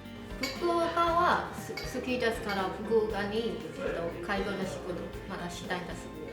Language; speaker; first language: Japanese; non-native, fluent; Vietnamese